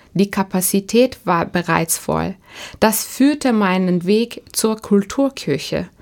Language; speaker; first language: German; non-native, fluent; Turkish